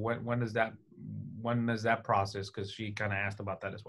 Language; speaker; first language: English; early bilingual, other home language; Spanish